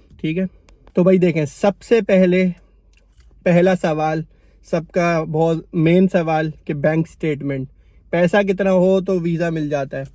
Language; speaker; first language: Urdu; native; Urdu